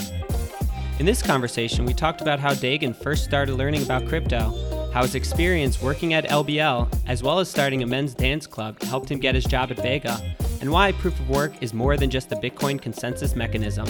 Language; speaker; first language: English; native; English